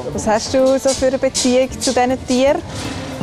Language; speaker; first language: German; native; German